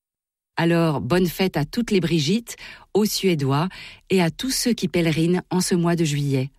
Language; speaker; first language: French; native; French